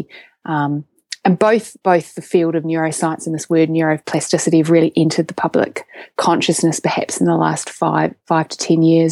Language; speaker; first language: English; native; English